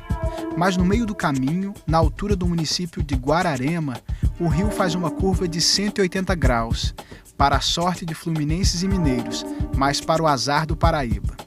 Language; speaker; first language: Portuguese; native; Portuguese